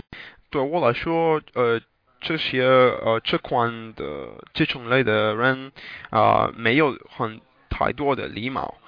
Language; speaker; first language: Chinese; non-native, learner; English